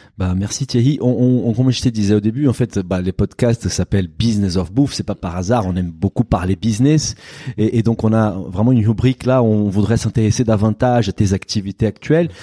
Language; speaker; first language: French; non-native, fluent; Portuguese